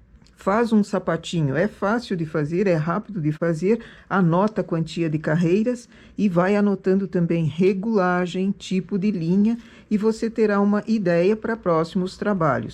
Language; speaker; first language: Portuguese; native; Portuguese